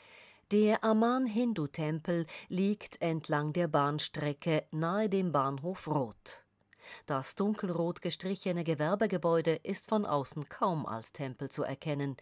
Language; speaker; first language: German; native; German